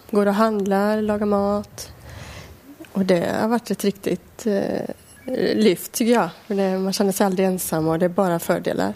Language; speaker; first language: Swedish; native; Swedish